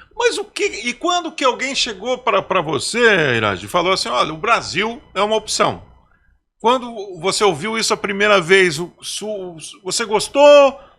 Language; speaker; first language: Portuguese; native; Portuguese